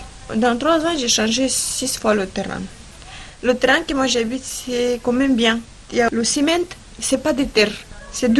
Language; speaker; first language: French; non-native, fluent; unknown